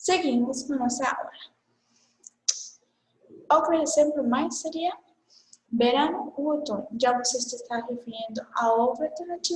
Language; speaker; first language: Portuguese; non-native, fluent; Spanish